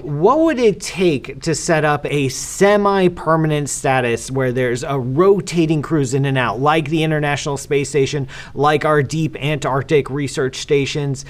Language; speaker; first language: English; native; English